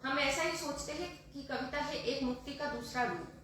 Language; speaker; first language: Hindi; non-native, local second language; Bangla